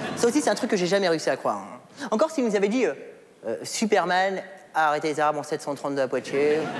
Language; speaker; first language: French; early bilingual, other home language; Arabic